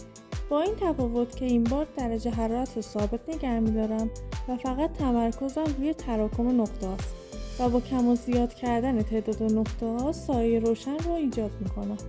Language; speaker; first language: Persian; native; Persian